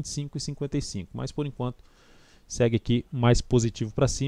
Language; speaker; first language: Portuguese; native; Portuguese